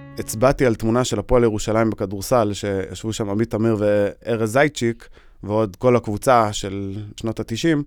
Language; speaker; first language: Hebrew; native; Hebrew